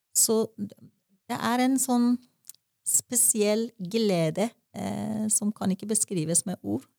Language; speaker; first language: Norwegian; non-native, fluent; Persian